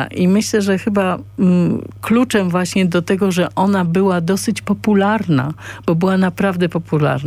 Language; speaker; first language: Polish; native; Polish